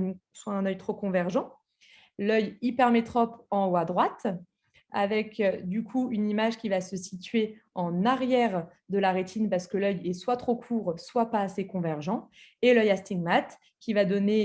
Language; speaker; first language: French; native; French